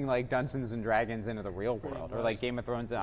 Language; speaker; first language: English; native; English